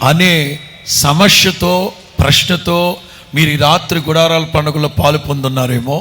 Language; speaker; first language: Telugu; native; Telugu